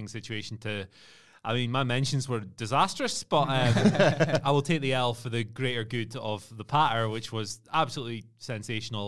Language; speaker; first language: English; native; English